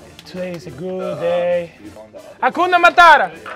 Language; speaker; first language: English; non-native, learner; Spanish